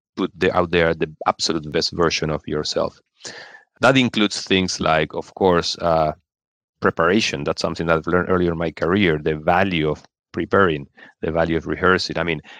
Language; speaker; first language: English; non-native, fluent; Spanish